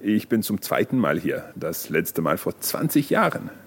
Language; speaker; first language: German; non-native, learner; English